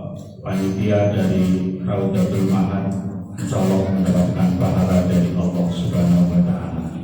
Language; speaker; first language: Indonesian; native; Indonesian